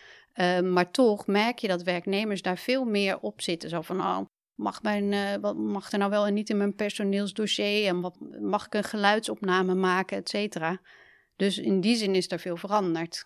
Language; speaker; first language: Dutch; native; Dutch